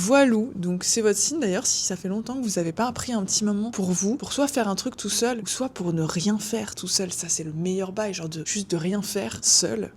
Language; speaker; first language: French; native; French